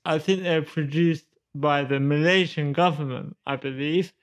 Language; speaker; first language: English; native; English